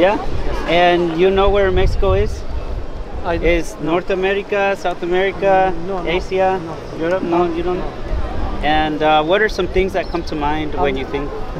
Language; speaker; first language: English; non-native, fluent; Spanish